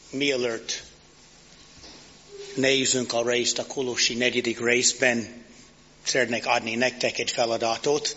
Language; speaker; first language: Hungarian; non-native, fluent; English